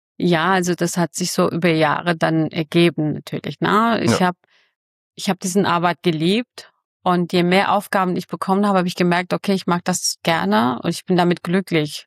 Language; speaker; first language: German; early bilingual, other home language; Kurdish